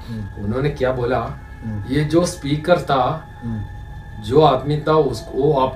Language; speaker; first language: Hindi; non-native, local second language; Malayalam